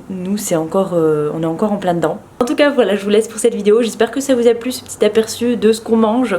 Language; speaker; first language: French; native; French